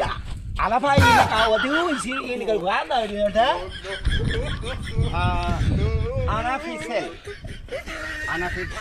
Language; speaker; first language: Arabic; non-native, learner; Bangla